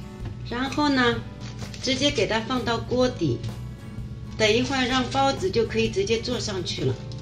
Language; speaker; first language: Chinese; native; Chinese